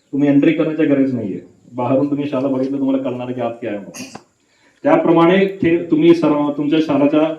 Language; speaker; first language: Marathi; non-native, learner; Hindi